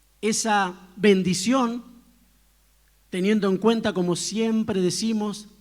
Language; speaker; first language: Spanish; native; Spanish